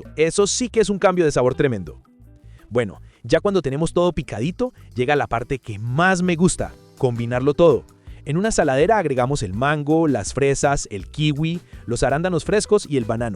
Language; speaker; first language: Spanish; native; Spanish